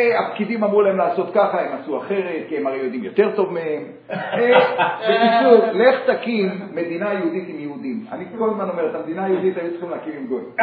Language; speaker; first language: Hebrew; native; Hebrew